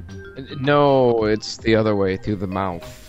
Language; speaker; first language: English; native; English